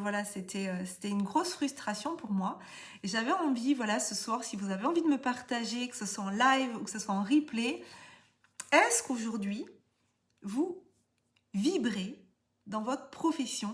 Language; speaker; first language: French; native; French